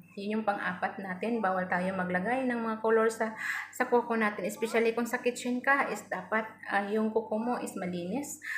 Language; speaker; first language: Filipino; non-native, local second language; Cebuano